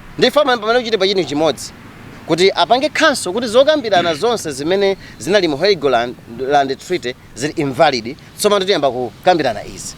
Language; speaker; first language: Nyanja; native; Nyanja